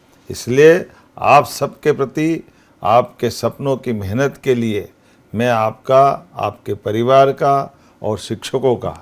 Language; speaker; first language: Hindi; native; Hindi